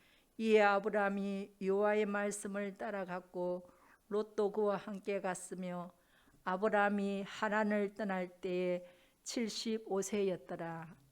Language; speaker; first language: Korean; native; Korean